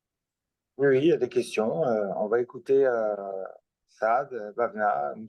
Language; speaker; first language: French; native; French